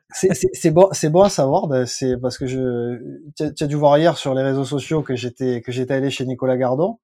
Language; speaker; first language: French; native; French